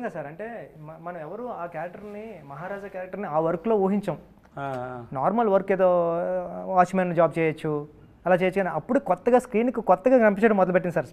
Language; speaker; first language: Telugu; native; Telugu